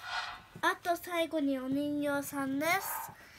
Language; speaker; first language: Japanese; early bilingual, other home language; Portuguese